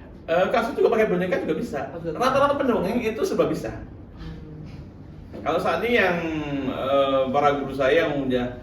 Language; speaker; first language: Indonesian; native; Indonesian